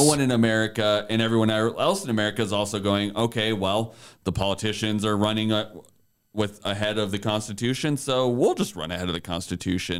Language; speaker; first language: English; native; English